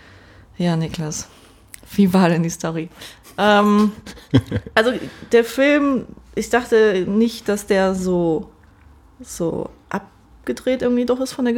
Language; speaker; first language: German; native; German